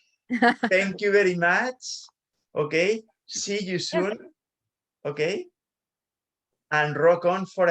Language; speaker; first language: English; non-native, learner; Spanish